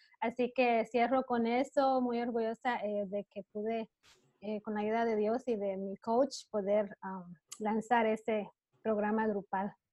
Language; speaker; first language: Spanish; native; Spanish